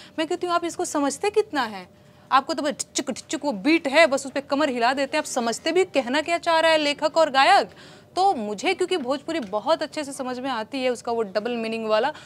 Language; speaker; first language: Hindi; non-native, local second language; Bhojpuri